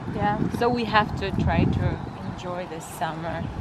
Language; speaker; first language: English; non-native, fluent; Kazakh